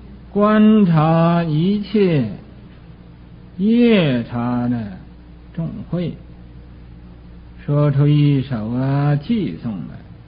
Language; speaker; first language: Chinese; native; Chinese